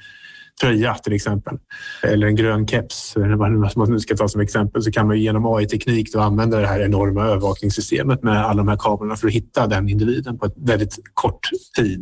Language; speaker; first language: Swedish; native; Swedish